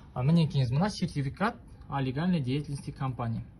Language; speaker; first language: Russian; non-native, local second language; Kazakh